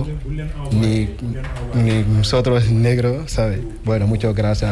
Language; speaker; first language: Spanish; non-native, learner; Wolof